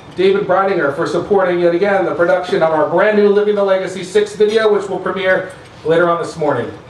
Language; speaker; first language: English; native; English